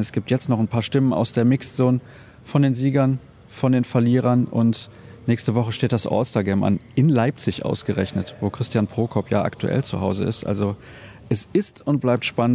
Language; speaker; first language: German; native; German